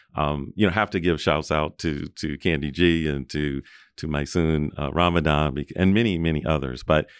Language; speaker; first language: English; native; English